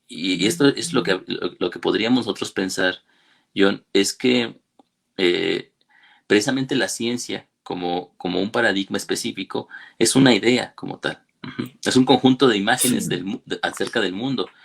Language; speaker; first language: Spanish; native; Spanish